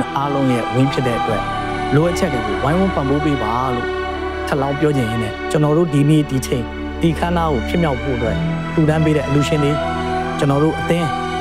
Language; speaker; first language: Burmese; non-native, local second language; Tamil